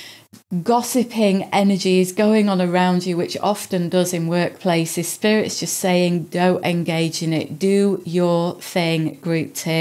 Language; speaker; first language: English; native; English